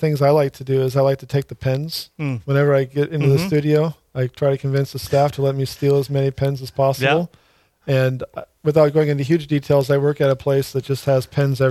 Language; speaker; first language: English; native; English